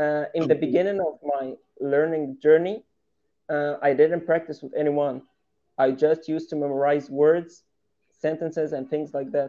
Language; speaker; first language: English; non-native, fluent; Arabic